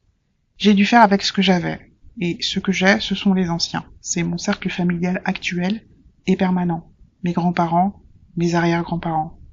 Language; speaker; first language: French; native; French